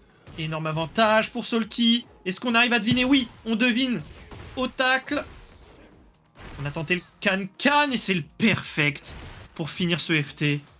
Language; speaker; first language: French; native; French